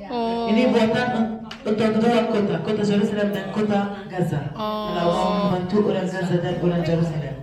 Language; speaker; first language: Indonesian; non-native, fluent; Arabic